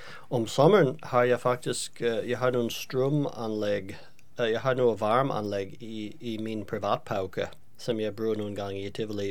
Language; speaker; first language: Danish; non-native, fluent; English